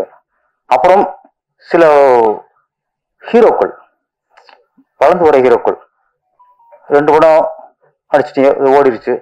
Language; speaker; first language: Tamil; native; Tamil